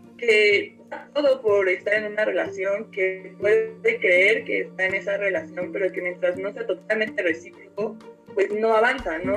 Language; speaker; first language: Spanish; native; Spanish